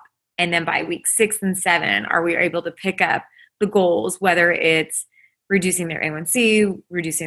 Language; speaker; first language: English; native; English